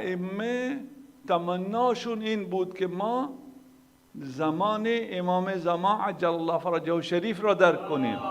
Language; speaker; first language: Persian; non-native, fluent; Urdu